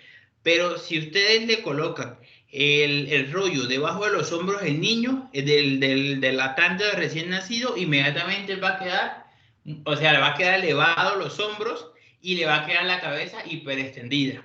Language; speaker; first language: Spanish; native; Spanish